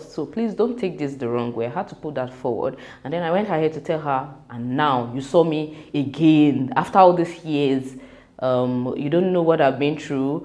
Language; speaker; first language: English; non-native, local second language; Yoruba